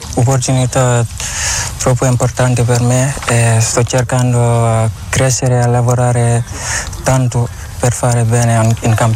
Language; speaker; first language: Italian; non-native, learner; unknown